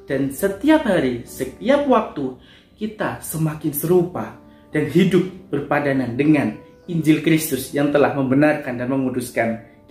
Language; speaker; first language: Indonesian; native; Indonesian